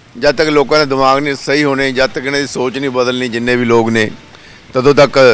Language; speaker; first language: Punjabi; native; Punjabi